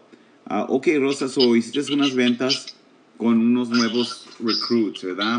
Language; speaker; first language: Spanish; early bilingual, heritage; Spanish